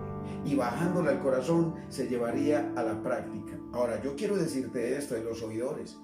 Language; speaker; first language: Spanish; native; Spanish